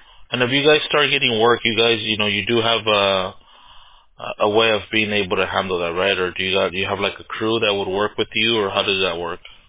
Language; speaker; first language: English; early bilingual, other home language; Spanish